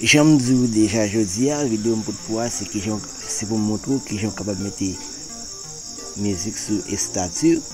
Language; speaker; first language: French; non-native, learner; Haitian Creole